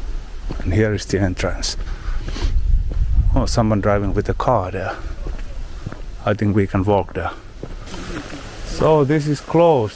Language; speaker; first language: English; non-native, learner; Finnish